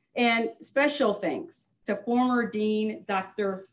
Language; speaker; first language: English; native; English